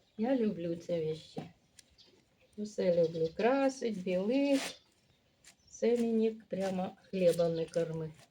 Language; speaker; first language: Ukrainian; native; Ukrainian